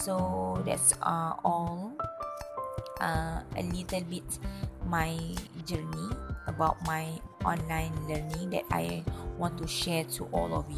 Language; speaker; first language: English; non-native, learner; Malay